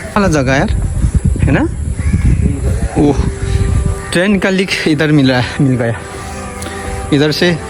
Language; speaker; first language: Hindi; non-native, learner; Nepali